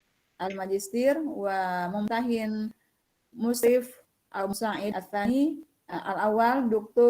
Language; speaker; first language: Arabic; non-native, fluent; Indonesian